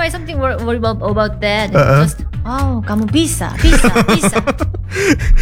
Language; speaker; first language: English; non-native, learner; Korean